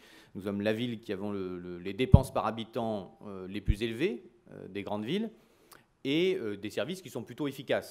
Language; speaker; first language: French; native; French